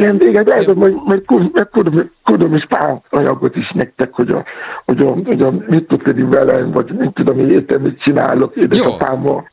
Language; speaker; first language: Hungarian; non-native, learner; Yoruba